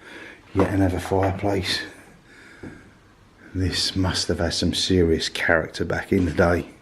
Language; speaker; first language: English; native; English